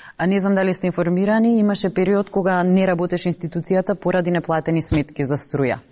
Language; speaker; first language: Macedonian; native; Macedonian